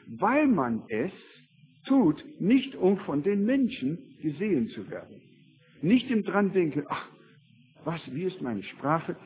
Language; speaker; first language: German; non-native, fluent; English